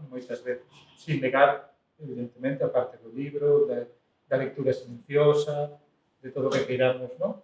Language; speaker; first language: Galician; non-native, local second language; Spanish